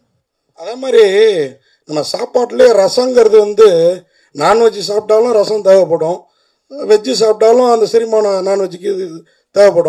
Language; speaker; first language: Tamil; native; Tamil